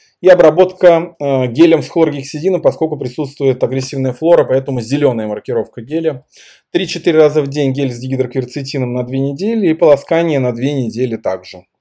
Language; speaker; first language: Russian; native; Russian